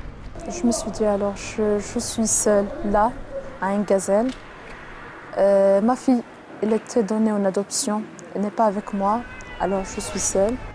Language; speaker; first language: French; non-native, local second language; Arabic